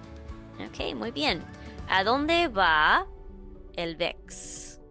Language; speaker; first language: Spanish; non-native, fluent; English